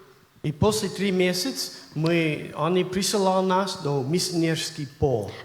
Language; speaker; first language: Russian; non-native, learner; English